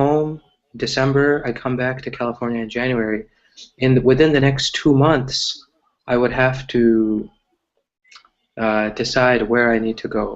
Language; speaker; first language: English; early bilingual, other home language; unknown